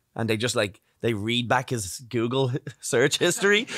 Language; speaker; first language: English; native; English